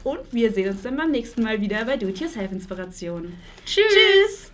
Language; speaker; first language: German; native; German